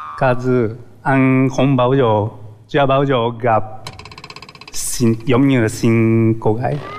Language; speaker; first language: Vietnamese; non-native, learner; Japanese